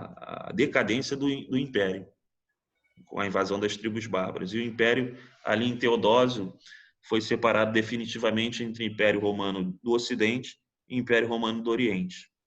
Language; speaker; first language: Portuguese; native; Portuguese